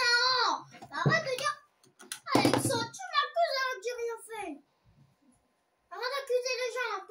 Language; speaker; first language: French; native; French